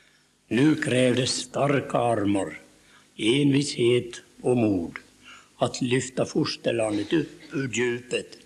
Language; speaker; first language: Swedish; native; Swedish